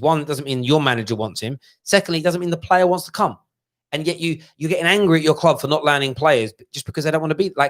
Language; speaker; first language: English; native; English